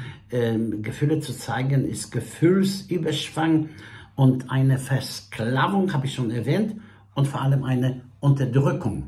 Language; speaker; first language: German; non-native, fluent; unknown